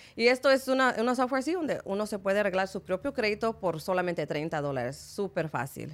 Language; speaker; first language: Spanish; early bilingual, heritage; Spanish